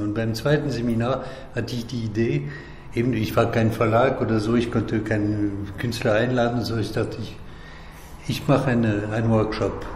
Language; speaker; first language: German; non-native, fluent; French